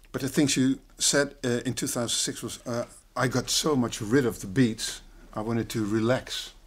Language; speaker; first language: English; non-native, fluent; Dutch